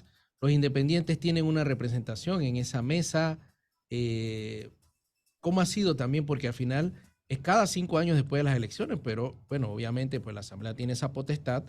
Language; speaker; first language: Spanish; native; Spanish